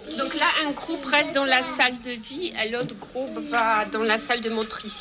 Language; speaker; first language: French; native; French